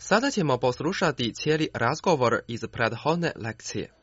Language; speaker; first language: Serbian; non-native, fluent; Chinese